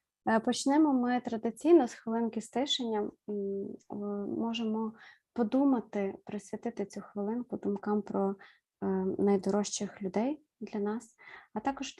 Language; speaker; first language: Ukrainian; native; Ukrainian